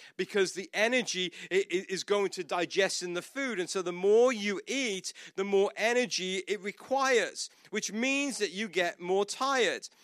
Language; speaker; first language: English; native; English